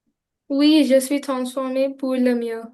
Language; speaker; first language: French; non-native, learner; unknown